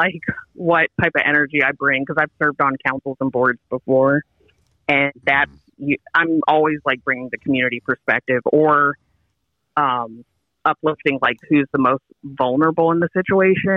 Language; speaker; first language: English; native; English